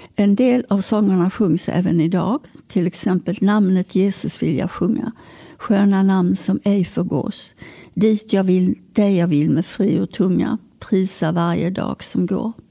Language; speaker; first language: Swedish; native; Swedish